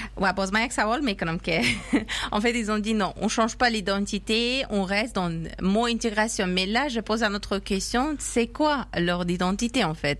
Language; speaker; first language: French; non-native, fluent; Persian